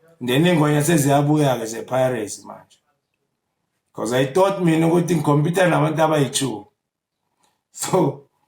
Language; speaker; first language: Zulu; native; Zulu